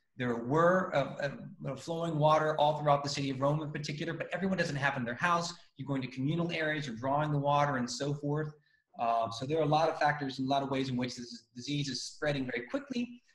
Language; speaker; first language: English; native; English